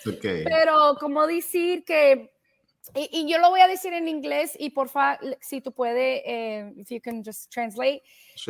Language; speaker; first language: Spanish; early bilingual, heritage; Spanish